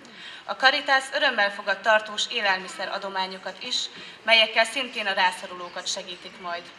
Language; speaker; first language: Hungarian; native; Hungarian